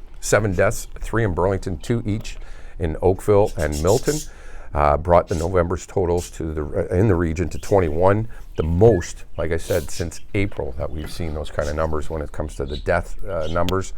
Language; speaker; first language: English; native; English